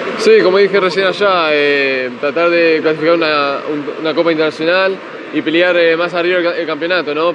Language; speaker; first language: Spanish; early bilingual, heritage; Spanish